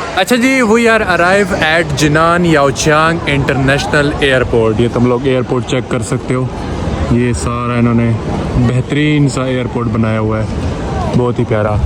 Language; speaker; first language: Urdu; non-native, local second language; Punjabi